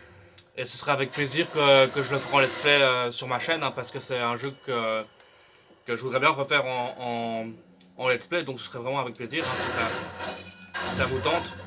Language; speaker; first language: French; native; French